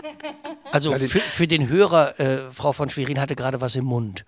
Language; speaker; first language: German; native; German